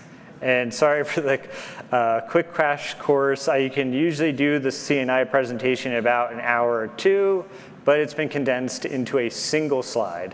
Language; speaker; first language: English; native; English